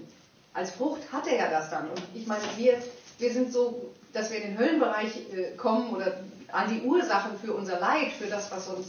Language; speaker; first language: German; native; German